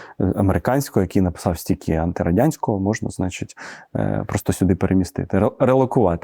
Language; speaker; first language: Ukrainian; native; Ukrainian